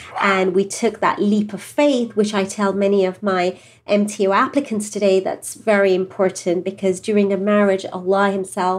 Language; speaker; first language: English; native; English